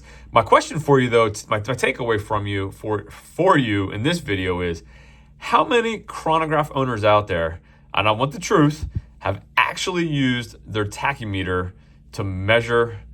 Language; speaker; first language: English; native; English